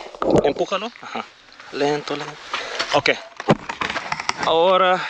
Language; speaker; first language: Spanish; non-native, learner; English